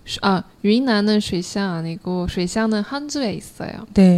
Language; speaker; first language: Korean; non-native, learner; Chinese